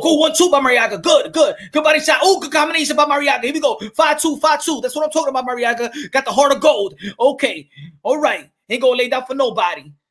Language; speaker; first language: English; early bilingual, other home language; Spanish